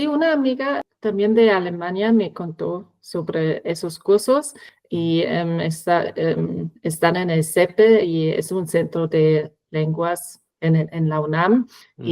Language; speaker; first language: Spanish; non-native, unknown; German